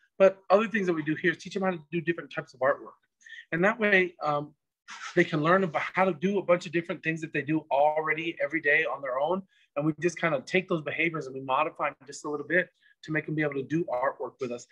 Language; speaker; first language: English; native; English